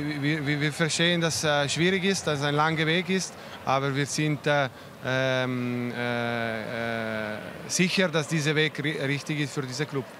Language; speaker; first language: German; non-native, local second language; Italian